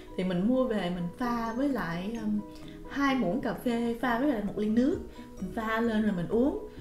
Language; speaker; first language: Vietnamese; early bilingual, heritage; Vietnamese